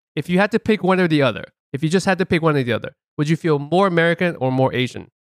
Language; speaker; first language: English; native; English